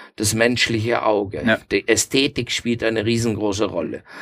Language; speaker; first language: German; non-native, fluent; Spanish